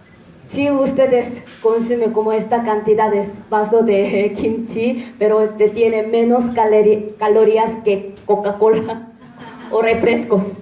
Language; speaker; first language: Spanish; non-native, fluent; Korean